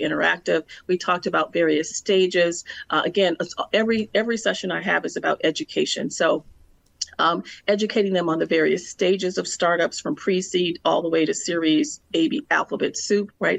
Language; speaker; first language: English; native; English